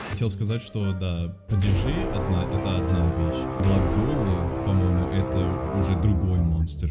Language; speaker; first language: Russian; non-native, fluent; English